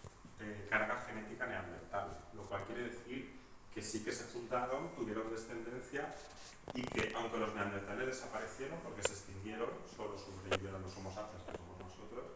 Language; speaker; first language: Spanish; native; Spanish